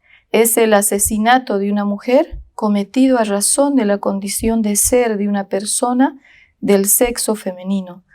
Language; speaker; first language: Spanish; native; Spanish